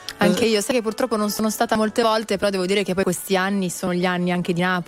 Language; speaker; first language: Italian; native; Italian